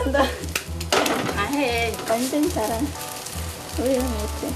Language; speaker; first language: Korean; non-native, learner; Khmer